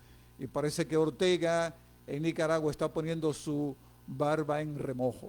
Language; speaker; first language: Spanish; native; Spanish